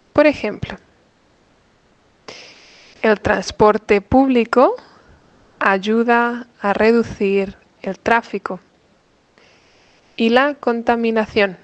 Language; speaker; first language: Spanish; non-native, fluent; English